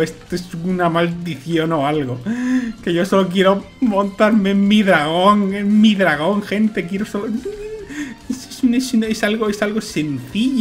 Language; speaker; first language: Spanish; native; Spanish